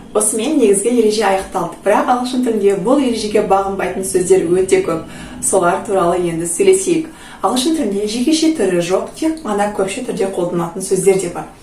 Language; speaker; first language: Kazakh; native; Kazakh